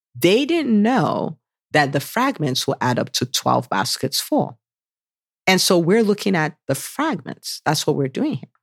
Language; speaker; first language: English; non-native, local second language; Yoruba